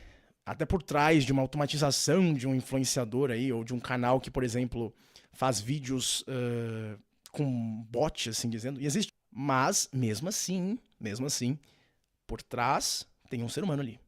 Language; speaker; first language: Portuguese; native; Portuguese